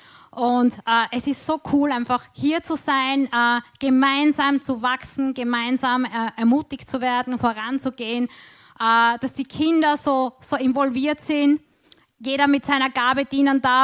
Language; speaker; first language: German; non-native, fluent; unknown